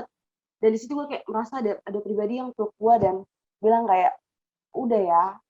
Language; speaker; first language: Indonesian; native; Indonesian